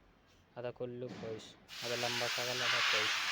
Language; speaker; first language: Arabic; non-native, learner; Urdu